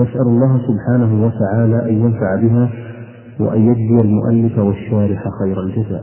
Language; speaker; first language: Arabic; native; Arabic